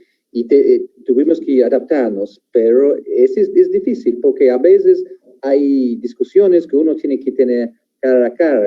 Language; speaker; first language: Spanish; non-native, fluent; English